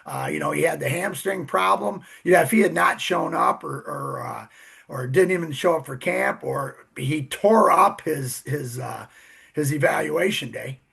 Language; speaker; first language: English; native; English